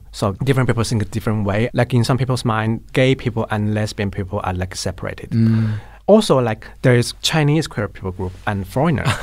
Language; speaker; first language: English; non-native, fluent; Chinese